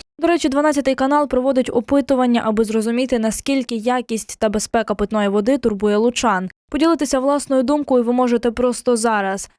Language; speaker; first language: Ukrainian; native; Ukrainian